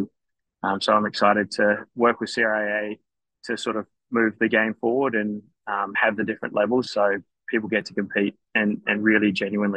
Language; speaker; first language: English; native; English